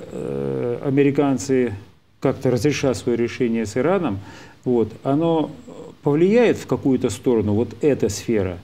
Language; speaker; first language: Russian; native; Russian